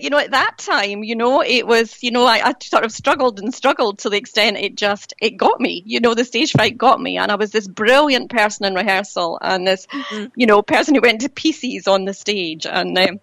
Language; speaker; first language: English; native; English